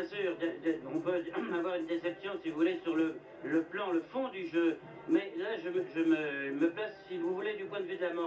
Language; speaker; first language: French; native; French